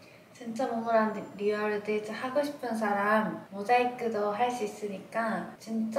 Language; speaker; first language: Korean; non-native, learner; Japanese